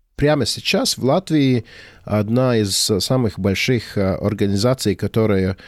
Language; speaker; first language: Russian; non-native, fluent; Latvian